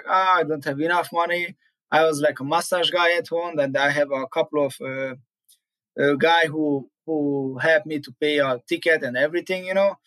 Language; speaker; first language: English; non-native, learner; Hungarian